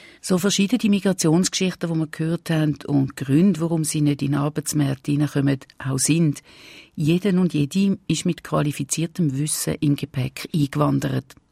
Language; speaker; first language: German; native; German